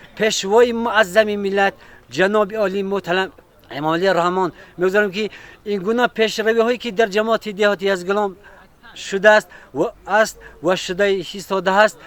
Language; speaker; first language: Tajik; non-native, local second language; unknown